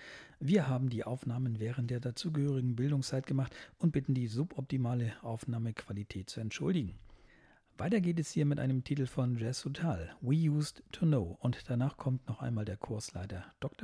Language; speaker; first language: German; native; German